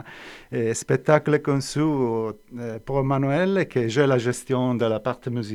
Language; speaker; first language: French; non-native, fluent; Italian